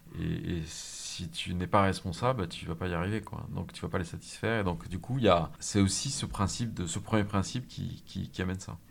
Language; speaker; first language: French; native; French